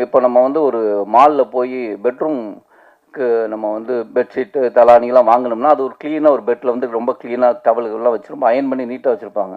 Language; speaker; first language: Tamil; native; Tamil